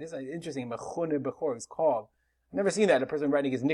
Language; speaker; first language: English; native; English